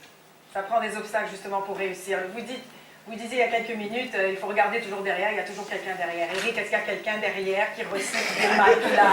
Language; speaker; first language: French; native; French